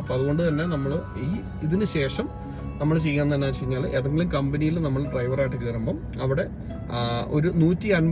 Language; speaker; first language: Malayalam; native; Malayalam